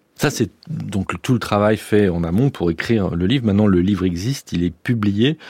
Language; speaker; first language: French; native; French